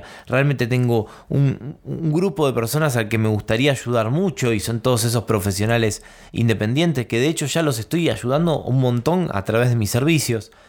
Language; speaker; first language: Spanish; native; Spanish